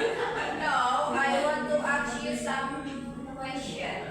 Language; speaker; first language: English; non-native, learner; Indonesian